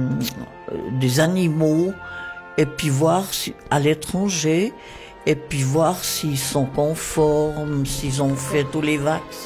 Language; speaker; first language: French; native; French